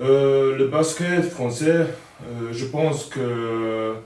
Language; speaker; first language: French; non-native, learner; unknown